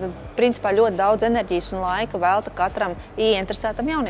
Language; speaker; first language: Latvian; native; Latvian